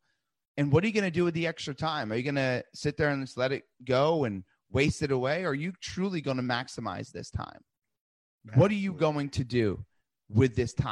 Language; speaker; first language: English; native; English